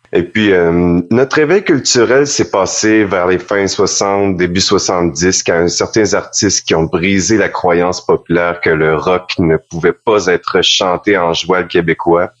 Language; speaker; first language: French; native; French